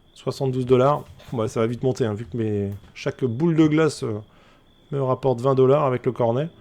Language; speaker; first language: French; native; French